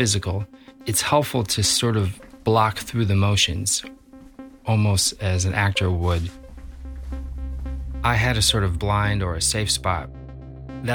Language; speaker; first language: English; native; English